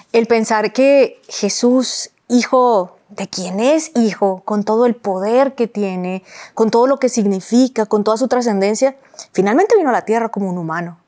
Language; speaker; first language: Spanish; native; Spanish